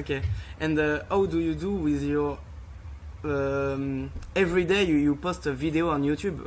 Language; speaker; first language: English; non-native, learner; French